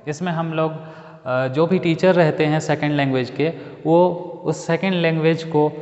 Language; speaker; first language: Hindi; native; Hindi